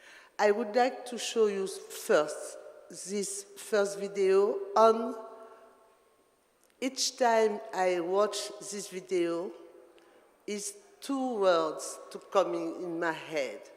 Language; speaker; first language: English; non-native, learner; French